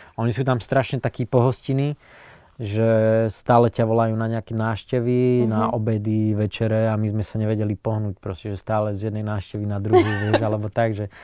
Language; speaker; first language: Slovak; native; Slovak